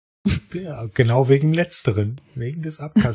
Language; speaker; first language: German; native; German